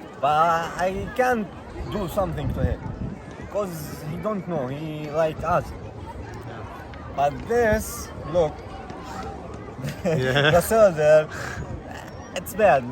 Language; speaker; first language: English; non-native, learner; Arabic